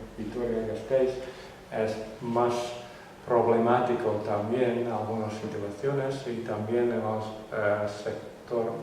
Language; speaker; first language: Spanish; non-native, fluent; Western Frisian